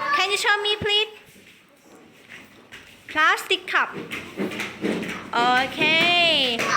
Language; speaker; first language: English; non-native, learner; Thai